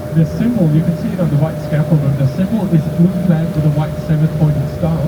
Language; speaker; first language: English; non-native, fluent; Danish